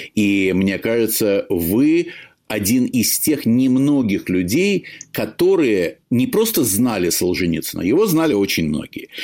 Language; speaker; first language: Russian; native; Russian